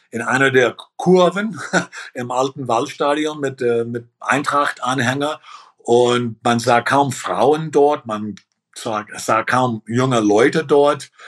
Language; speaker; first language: German; early bilingual, heritage; German